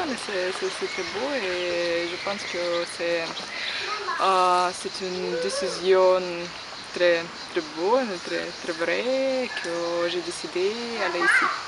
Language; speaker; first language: French; non-native, learner; Russian